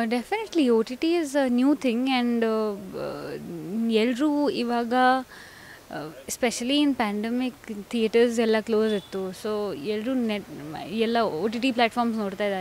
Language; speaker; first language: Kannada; non-native, fluent; Hindi